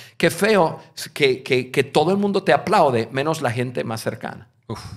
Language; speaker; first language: Spanish; non-native, fluent; English